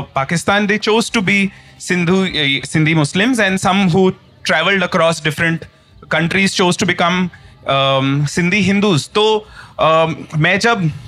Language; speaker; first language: Hindi; native; Hindi